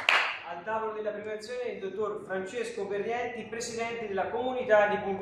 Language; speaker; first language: Italian; native; Italian